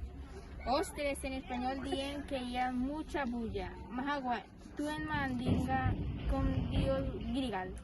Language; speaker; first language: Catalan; non-native, learner; Spanish